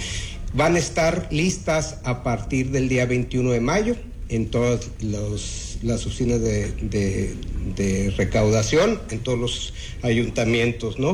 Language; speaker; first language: Spanish; native; Spanish